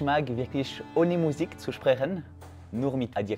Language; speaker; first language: German; non-native, local second language; French